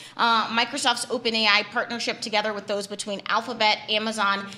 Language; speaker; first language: English; native; English